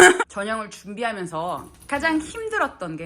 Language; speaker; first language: Korean; native; Korean